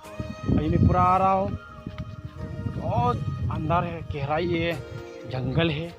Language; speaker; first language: Hindi; non-native, local second language; Assamese